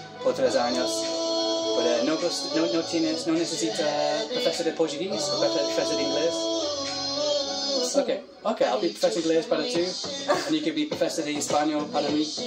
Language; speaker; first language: Spanish; non-native, learner; English